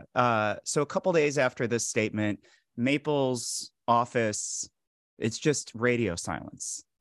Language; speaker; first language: English; native; English